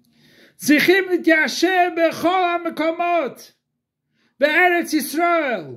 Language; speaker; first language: Hebrew; non-native, fluent; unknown